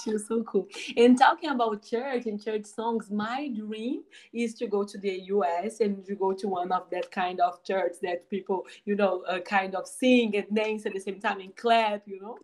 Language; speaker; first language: English; non-native, fluent; Portuguese